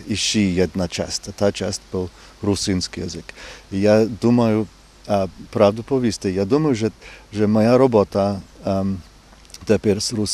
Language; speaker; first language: Ukrainian; non-native, fluent; English